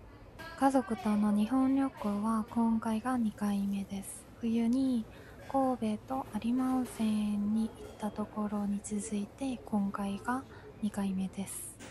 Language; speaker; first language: Japanese; non-native, fluent; Korean